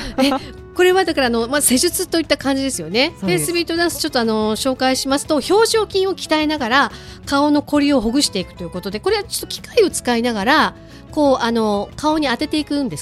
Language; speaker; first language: Japanese; native; Japanese